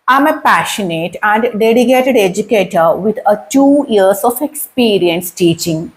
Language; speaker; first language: English; non-native, local second language; Malayalam